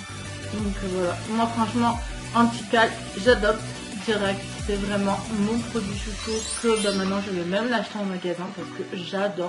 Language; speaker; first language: French; native; French